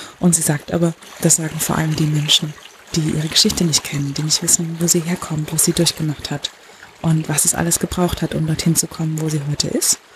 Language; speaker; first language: German; native; German